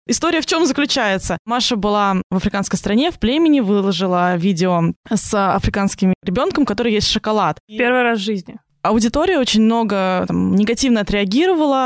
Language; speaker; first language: Russian; native; Russian